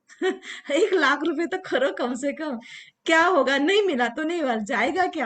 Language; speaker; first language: Hindi; non-native, local second language; Marathi